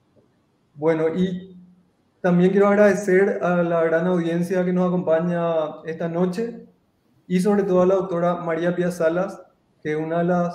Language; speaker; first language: Spanish; native; Spanish